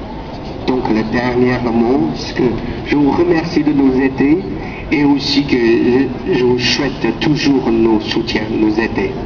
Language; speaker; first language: French; non-native, learner; Korean